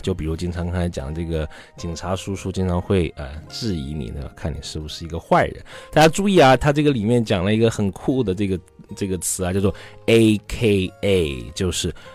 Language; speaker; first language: Chinese; native; Chinese